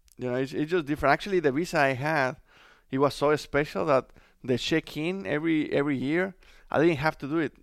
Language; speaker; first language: English; non-native, fluent; Spanish